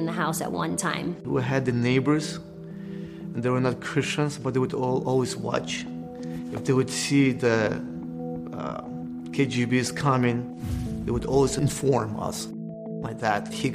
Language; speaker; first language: English; non-native, fluent; Russian